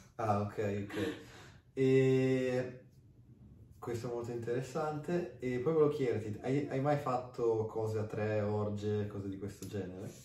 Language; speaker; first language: Italian; native; Italian